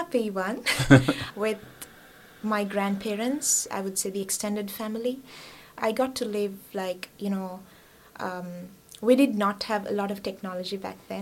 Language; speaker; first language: English; non-native, local second language; Sinhala